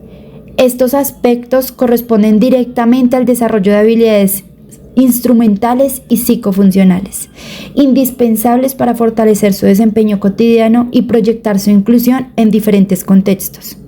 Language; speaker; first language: Spanish; native; Spanish